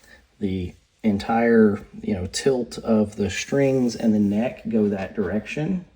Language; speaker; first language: English; native; English